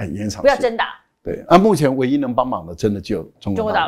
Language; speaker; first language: Chinese; native; Chinese